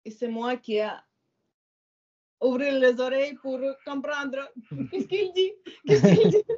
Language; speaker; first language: French; non-native, learner; Ukrainian